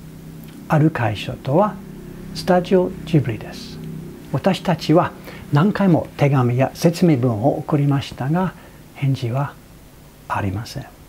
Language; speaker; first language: Japanese; non-native, fluent; English